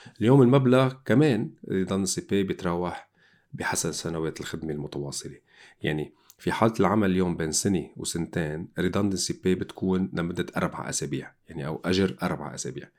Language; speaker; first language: Arabic; native; Arabic